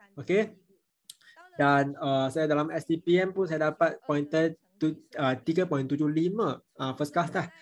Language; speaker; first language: Malay; non-native, local second language; Chinese